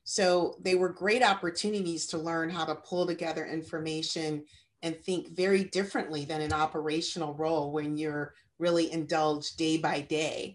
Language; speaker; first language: English; native; English